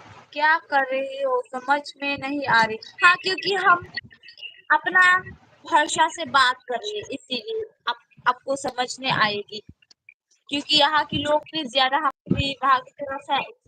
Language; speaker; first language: Hindi; non-native, local second language; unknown